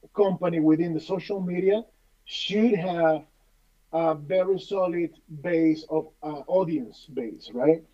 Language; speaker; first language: English; non-native, fluent; Spanish